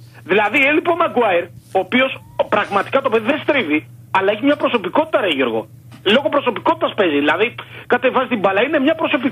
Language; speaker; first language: Greek; native; Greek